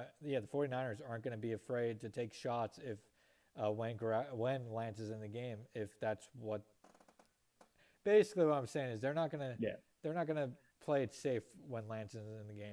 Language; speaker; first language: English; native; English